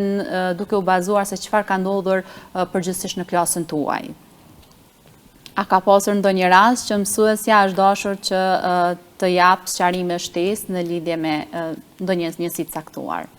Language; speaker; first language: Albanian; native; Albanian